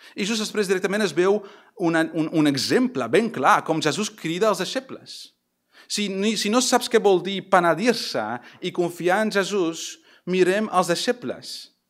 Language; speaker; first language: Catalan; non-native, fluent; English